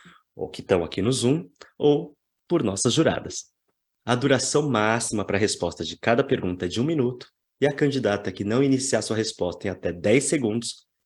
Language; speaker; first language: Portuguese; native; Portuguese